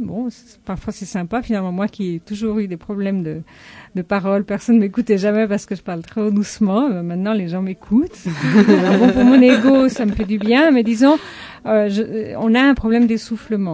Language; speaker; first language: French; native; French